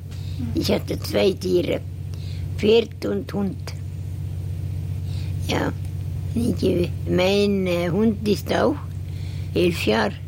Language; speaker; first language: German; non-native, learner; Estonian